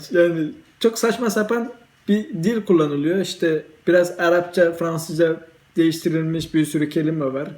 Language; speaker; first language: Turkish; early bilingual, heritage; Turkish